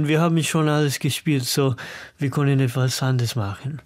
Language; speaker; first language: German; non-native, learner; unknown